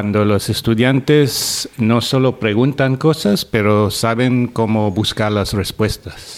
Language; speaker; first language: Spanish; non-native, fluent; English